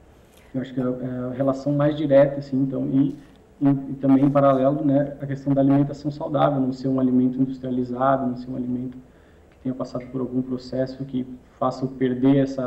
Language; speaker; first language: Portuguese; native; Portuguese